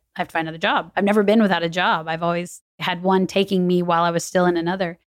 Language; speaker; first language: English; native; English